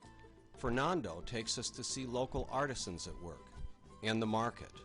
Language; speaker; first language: English; native; English